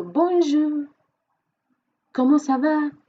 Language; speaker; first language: French; non-native, fluent; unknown